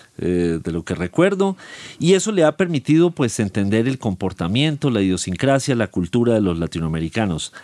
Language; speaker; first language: Spanish; native; Spanish